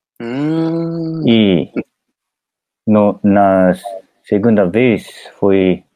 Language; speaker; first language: Portuguese; non-native, learner; Japanese